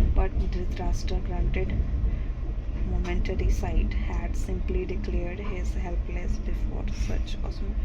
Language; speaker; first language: English; non-native, local second language; Hindi